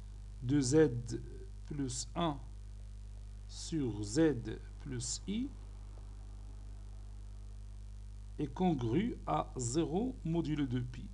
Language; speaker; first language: French; non-native, local second language; Arabic